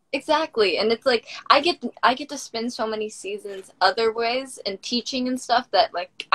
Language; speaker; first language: English; native; English